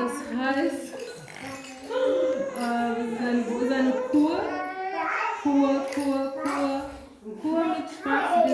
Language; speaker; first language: German; non-native, learner; Portuguese